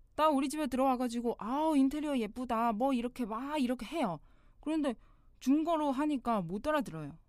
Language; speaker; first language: Korean; non-native, fluent; Chinese